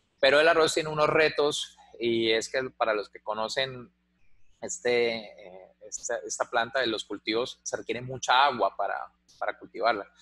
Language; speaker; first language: Spanish; native; Spanish